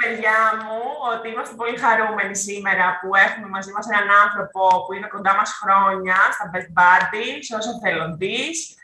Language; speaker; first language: Greek; native; Greek